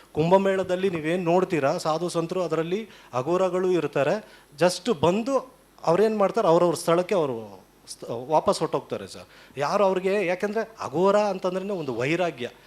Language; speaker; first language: Kannada; native; Kannada